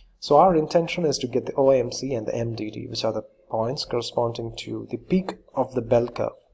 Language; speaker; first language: English; non-native, local second language; Malayalam